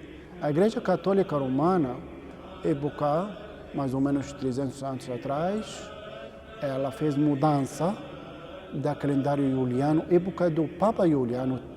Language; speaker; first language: Portuguese; non-native, learner; Arabic